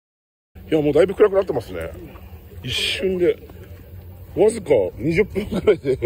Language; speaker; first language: Japanese; native; Japanese